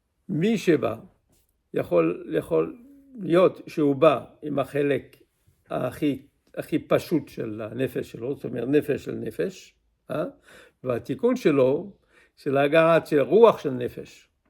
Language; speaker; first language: Hebrew; non-native, fluent; English